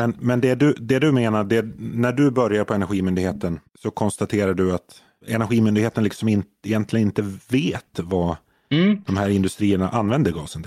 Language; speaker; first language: Swedish; native; Swedish